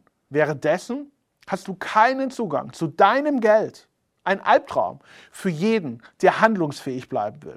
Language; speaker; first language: German; native; German